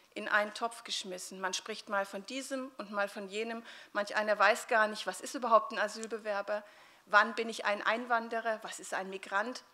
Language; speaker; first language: German; native; German